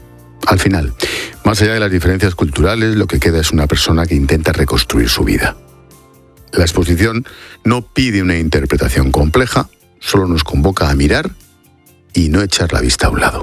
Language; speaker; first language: Spanish; native; Spanish